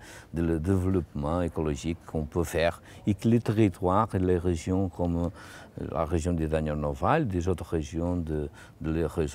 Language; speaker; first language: French; non-native, fluent; Portuguese